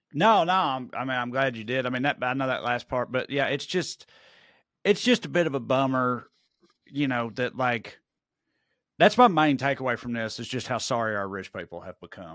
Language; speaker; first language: English; native; English